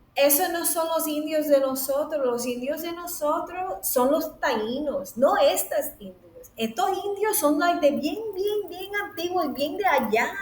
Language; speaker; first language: Spanish; early bilingual, other home language; English